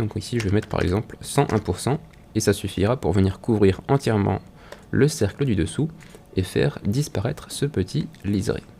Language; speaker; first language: French; native; French